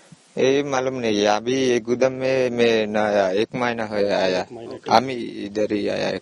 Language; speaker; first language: Hindi; non-native, learner; Bangla